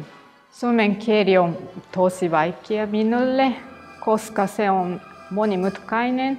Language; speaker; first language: Finnish; non-native, learner; Japanese